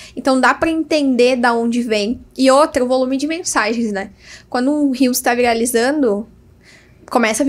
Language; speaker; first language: Portuguese; native; Portuguese